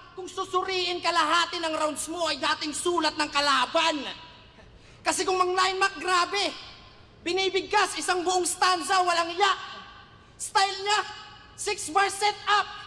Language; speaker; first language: Filipino; native; Filipino